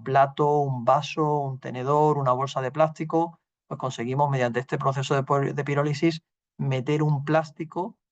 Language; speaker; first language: Spanish; native; Spanish